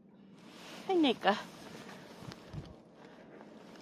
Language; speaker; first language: Japanese; native; Japanese